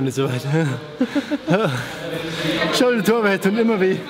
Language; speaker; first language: German; native; German